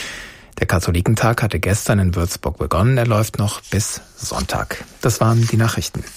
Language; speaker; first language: German; native; German